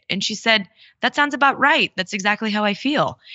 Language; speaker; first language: English; early bilingual, other home language; Russian